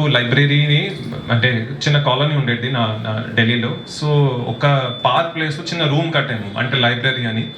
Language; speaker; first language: Telugu; non-native, local second language; Hindi